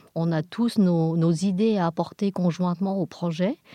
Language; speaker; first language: French; non-native, fluent; English